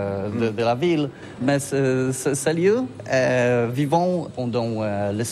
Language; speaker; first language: French; non-native, learner; Polish